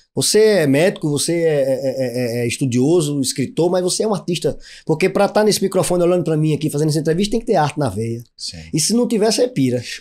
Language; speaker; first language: Portuguese; native; Portuguese